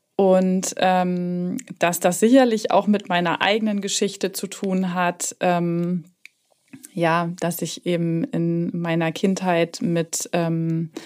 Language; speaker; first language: German; native; German